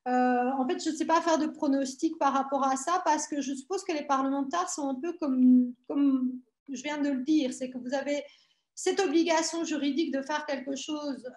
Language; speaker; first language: French; native; French